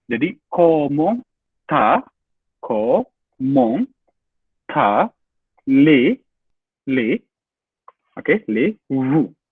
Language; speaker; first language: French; non-native, fluent; Indonesian